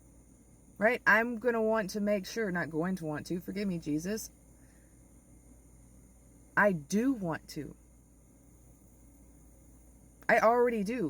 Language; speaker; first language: English; native; English